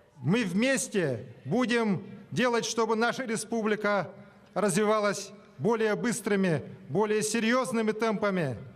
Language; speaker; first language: Russian; native; Russian